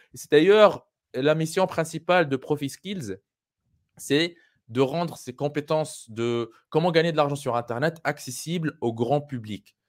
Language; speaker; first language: French; non-native, local second language; Arabic